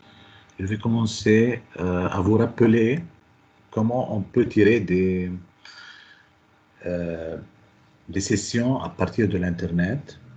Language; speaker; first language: French; non-native, local second language; Arabic